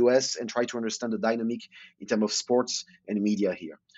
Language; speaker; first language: English; non-native, fluent; French